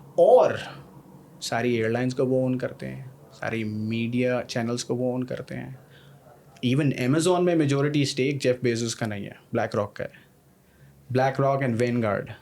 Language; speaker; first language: Urdu; native; Urdu